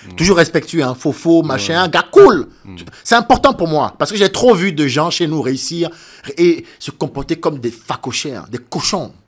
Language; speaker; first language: French; native; French